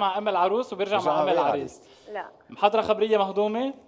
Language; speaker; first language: Arabic; native; Arabic